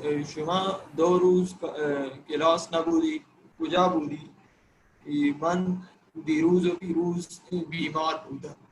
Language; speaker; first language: Persian; non-native, learner; Urdu